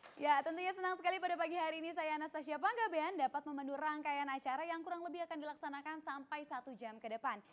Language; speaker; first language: Indonesian; native; Indonesian